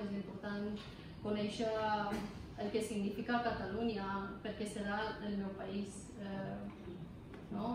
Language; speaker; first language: Catalan; non-native, fluent; Romanian